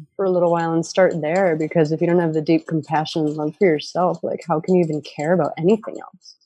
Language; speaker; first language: English; native; English